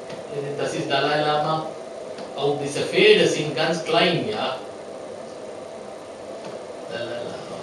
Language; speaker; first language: German; non-native, learner; Sinhala